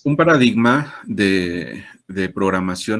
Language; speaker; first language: Spanish; native; Spanish